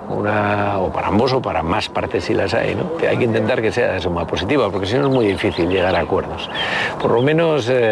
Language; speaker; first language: Spanish; native; Spanish